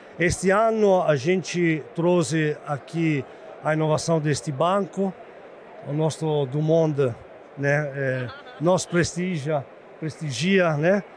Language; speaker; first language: Portuguese; non-native, fluent; Italian